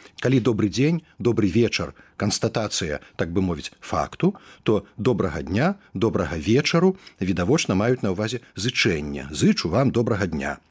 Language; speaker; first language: Belarusian; native; Belarusian